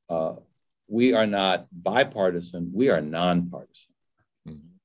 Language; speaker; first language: English; native; English